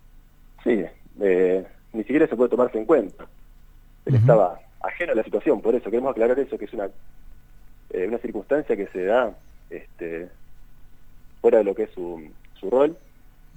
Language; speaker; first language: Spanish; native; Spanish